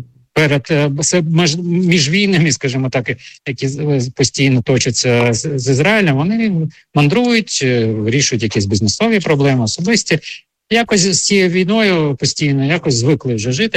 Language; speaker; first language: Ukrainian; native; Ukrainian